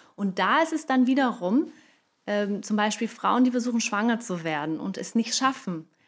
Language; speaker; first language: German; non-native, fluent; Portuguese